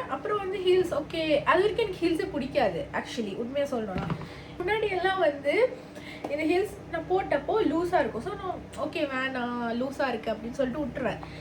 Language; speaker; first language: Tamil; early bilingual, heritage; Tamil